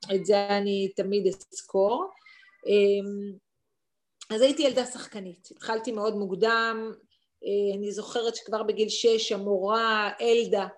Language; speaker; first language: Hebrew; native; Hebrew